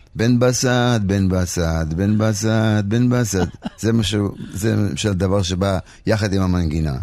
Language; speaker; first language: Hebrew; early bilingual, other home language; Polish